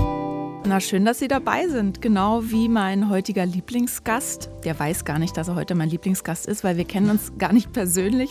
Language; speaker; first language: German; native; German